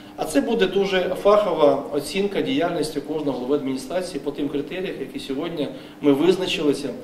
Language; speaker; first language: Ukrainian; native; Ukrainian